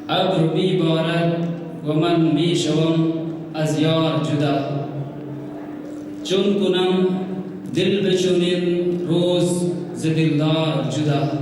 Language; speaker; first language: Persian; non-native, learner; Hindi